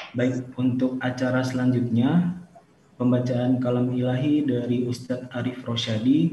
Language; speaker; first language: Indonesian; native; Indonesian